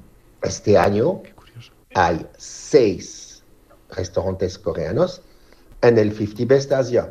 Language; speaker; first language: Spanish; non-native, learner; French